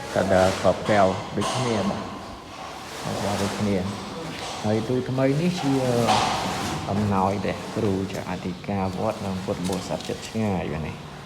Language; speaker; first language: Khmer; native; Khmer